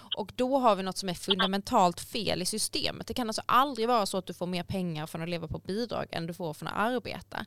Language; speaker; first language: Swedish; native; Swedish